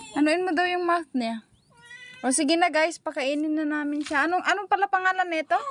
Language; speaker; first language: Filipino; non-native, local second language; Iloko